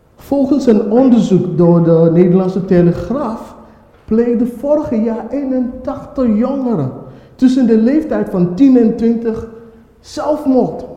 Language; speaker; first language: Dutch; non-native, fluent; Akan